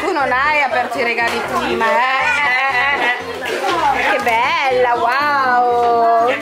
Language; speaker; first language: Italian; native; Italian